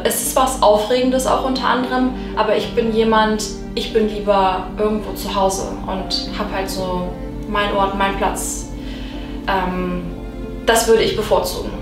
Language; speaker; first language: German; native; German